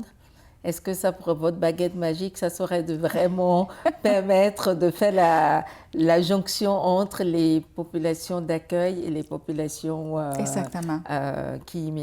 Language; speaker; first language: French; native; French